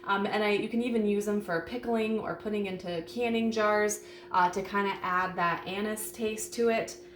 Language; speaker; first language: English; native; English